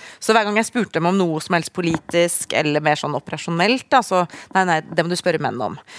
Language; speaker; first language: Norwegian; native; Norwegian